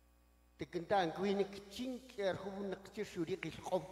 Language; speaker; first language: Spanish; non-native, local second language; Kʼicheʼ